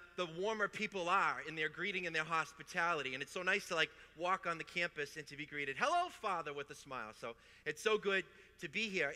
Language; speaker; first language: English; native; English